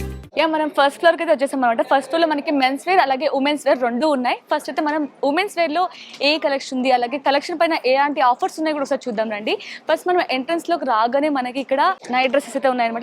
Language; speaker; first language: Telugu; native; Telugu